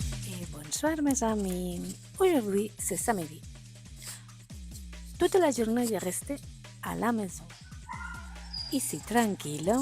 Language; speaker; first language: French; non-native, fluent; Spanish